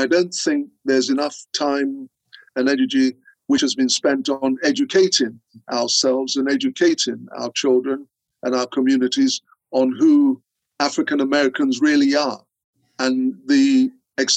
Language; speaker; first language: English; non-native, local second language; Akan